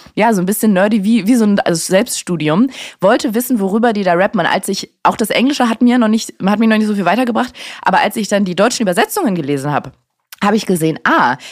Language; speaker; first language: German; native; German